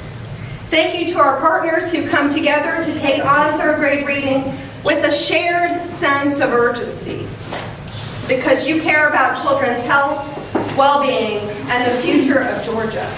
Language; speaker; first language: English; native; English